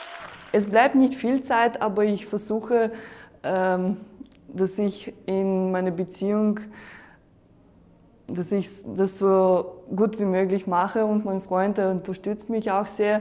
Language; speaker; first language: German; non-native, fluent; Russian